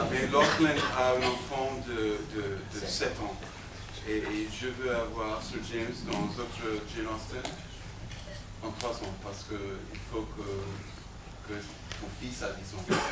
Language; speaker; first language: French; non-native, fluent; English